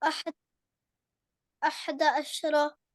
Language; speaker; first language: Arabic; non-native, learner; Urdu